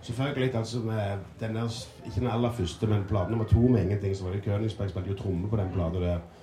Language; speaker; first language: Norwegian; native; Norwegian